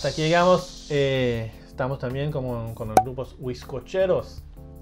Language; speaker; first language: Spanish; early bilingual, heritage; Spanish